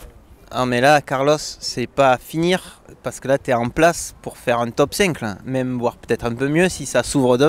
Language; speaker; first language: French; native; French